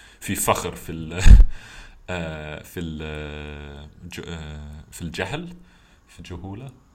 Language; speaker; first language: Arabic; non-native, fluent; English